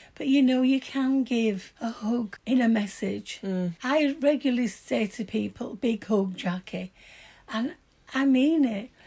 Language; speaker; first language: English; native; English